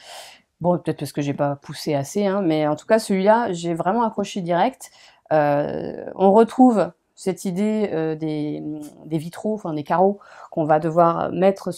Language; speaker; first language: French; native; French